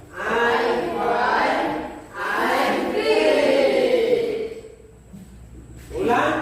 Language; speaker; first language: English; non-native, learner; Indonesian